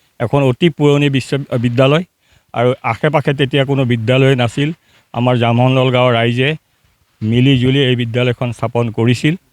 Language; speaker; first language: Assamese; native; Assamese